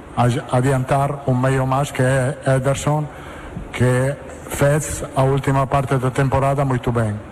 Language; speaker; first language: Portuguese; non-native, learner; Italian